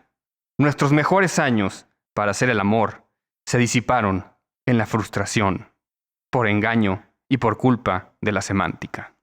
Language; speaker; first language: Spanish; native; Spanish